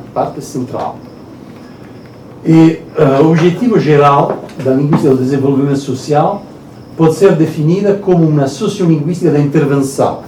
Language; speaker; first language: Portuguese; non-native, learner; Italian